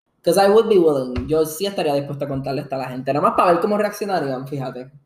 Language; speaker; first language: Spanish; early bilingual, heritage; Spanish